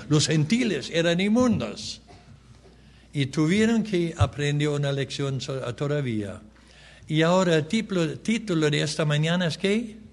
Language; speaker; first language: Spanish; early bilingual, other home language; German